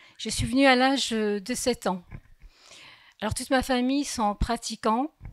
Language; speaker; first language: French; early bilingual, other home language; Kabyle